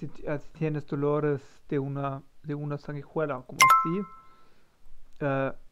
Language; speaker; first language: Spanish; non-native, learner; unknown